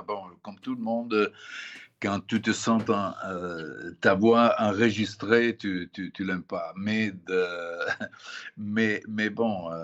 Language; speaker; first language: French; non-native, fluent; Italian